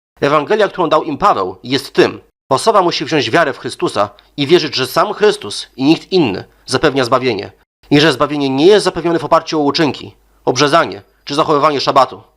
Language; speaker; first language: Polish; native; Polish